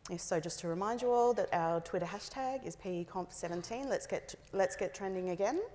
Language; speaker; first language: English; native; English